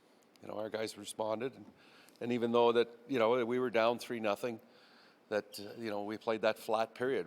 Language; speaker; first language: English; native; English